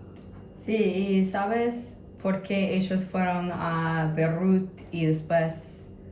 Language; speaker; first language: Spanish; non-native, fluent; English